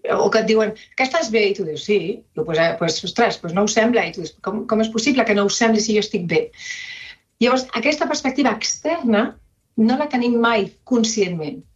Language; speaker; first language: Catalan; non-native, local second language; Spanish